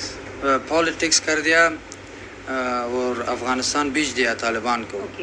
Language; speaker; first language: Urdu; non-native, learner; Persian